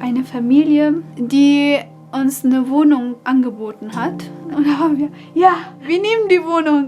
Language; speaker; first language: German; non-native, fluent; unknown